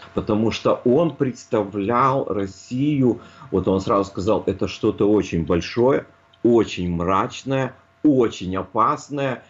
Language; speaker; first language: Russian; native; Russian